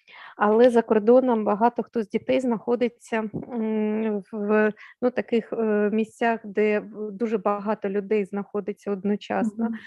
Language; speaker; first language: Ukrainian; native; Ukrainian